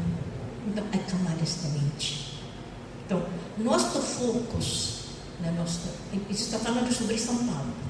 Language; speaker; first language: Portuguese; non-native, fluent; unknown